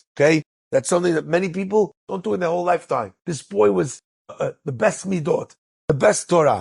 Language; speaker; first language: English; native; English